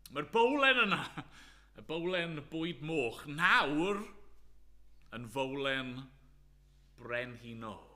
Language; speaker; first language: Welsh; native; Welsh